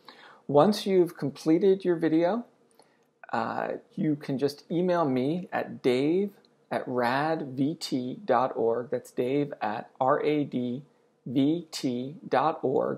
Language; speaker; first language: English; native; English